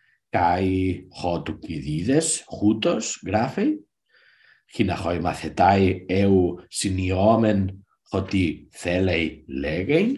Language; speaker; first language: Greek; non-native, learner; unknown